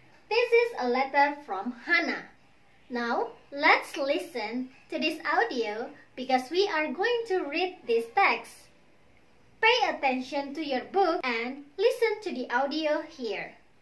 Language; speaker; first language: English; non-native, fluent; Indonesian